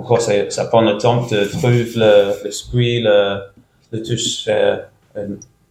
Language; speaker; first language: French; non-native, learner; English